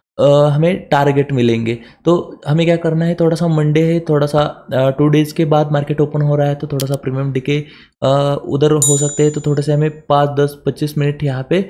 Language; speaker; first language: Hindi; non-native, local second language; Marathi